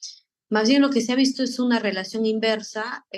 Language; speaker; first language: Spanish; native; Spanish